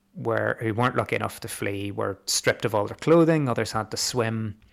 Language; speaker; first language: English; native; English